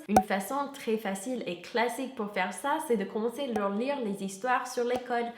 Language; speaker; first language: French; non-native, fluent; English